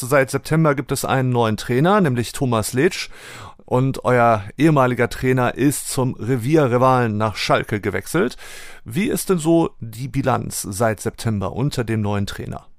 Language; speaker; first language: German; native; German